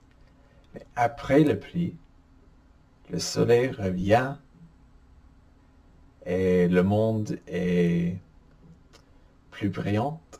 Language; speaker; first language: French; non-native, fluent; English